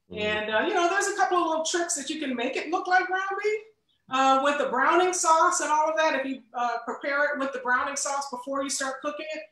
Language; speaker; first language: English; native; English